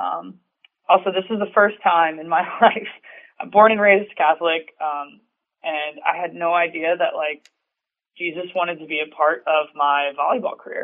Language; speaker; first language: English; native; English